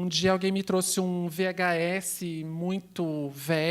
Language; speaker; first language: Portuguese; native; Portuguese